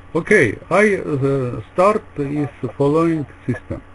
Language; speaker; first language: English; non-native, learner; Russian